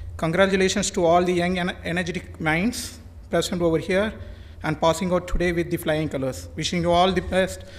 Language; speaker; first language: English; non-native, local second language; Tamil